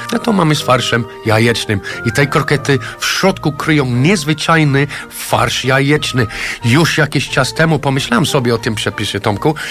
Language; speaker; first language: Polish; non-native, fluent; English